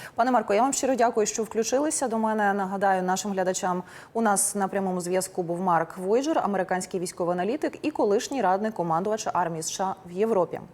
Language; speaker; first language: Ukrainian; native; Ukrainian